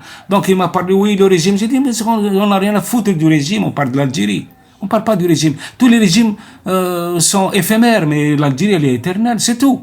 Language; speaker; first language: French; non-native, local second language; Arabic